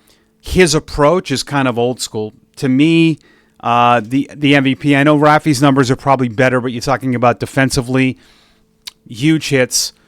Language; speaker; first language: English; native; English